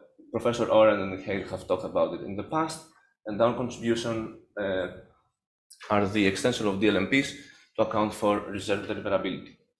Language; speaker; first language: English; non-native, fluent; Greek